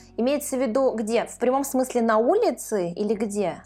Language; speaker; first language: Russian; native; Russian